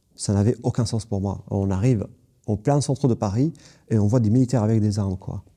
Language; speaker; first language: French; non-native, fluent; Kurdish